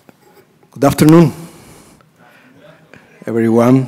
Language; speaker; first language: English; non-native, learner; Spanish